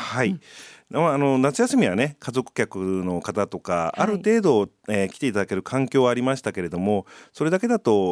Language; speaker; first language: Japanese; native; Japanese